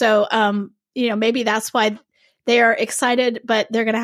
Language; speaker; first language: English; native; English